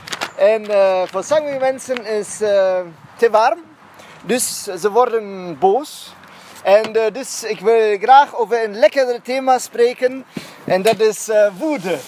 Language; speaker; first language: Dutch; non-native, fluent; German